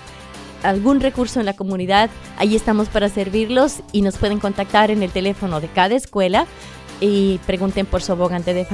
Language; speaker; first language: Spanish; native; Spanish